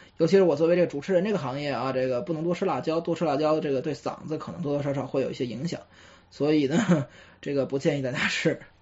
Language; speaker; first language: Chinese; native; Chinese